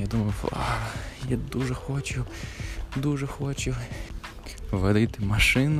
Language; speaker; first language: Ukrainian; non-native, fluent; English